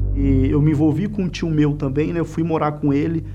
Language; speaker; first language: Portuguese; native; Portuguese